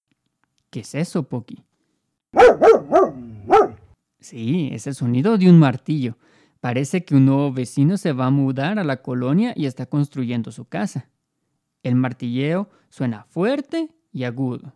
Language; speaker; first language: Spanish; native; Spanish